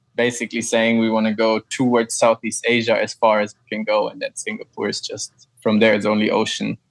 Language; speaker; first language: English; non-native, fluent; German